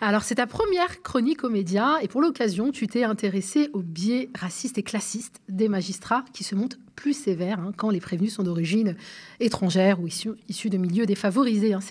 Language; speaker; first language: French; native; French